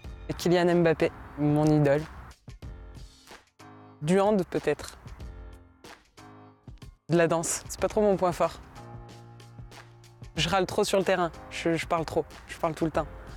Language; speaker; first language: French; native; French